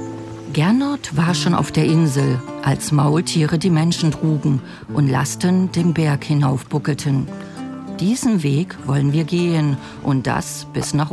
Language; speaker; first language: German; native; German